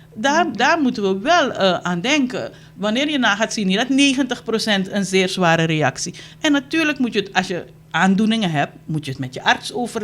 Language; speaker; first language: Dutch; native; Dutch